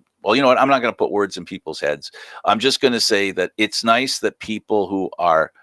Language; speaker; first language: English; native; English